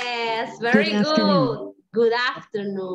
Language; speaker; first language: English; non-native, learner; Spanish